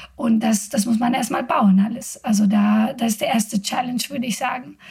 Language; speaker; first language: German; non-native, fluent; Spanish